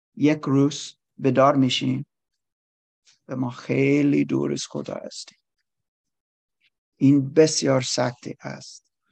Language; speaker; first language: Persian; non-native, learner; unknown